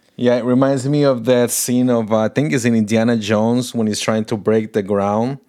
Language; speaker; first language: English; non-native, fluent; Portuguese